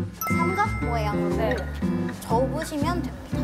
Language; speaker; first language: Korean; non-native, fluent; Indonesian